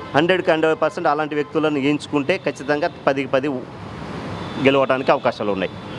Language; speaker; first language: Telugu; non-native, local second language; Lambadi